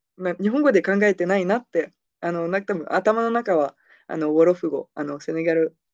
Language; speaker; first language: Japanese; non-native, fluent; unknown